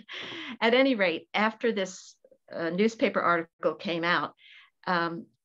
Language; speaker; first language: English; native; English